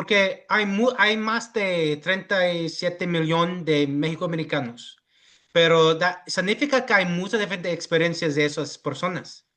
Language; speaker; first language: Spanish; early bilingual, heritage; English